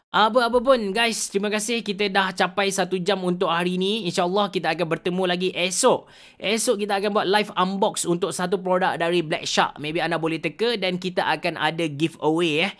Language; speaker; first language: Malay; native; Malay